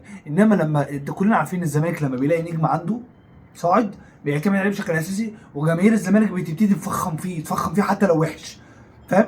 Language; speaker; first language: Arabic; native; Arabic